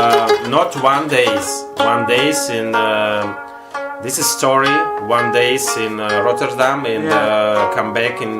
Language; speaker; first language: English; non-native, learner; Russian